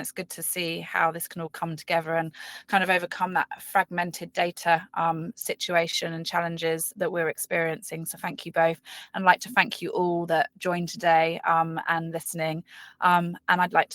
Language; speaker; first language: English; native; English